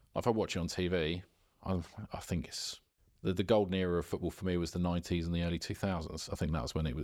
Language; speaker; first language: English; native; English